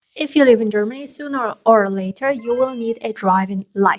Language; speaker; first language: English; non-native, fluent; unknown